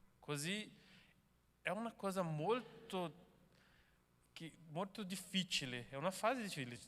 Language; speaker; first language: Italian; non-native, learner; Portuguese